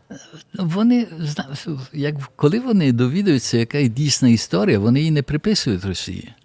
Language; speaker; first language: Ukrainian; early bilingual, heritage; Ukrainian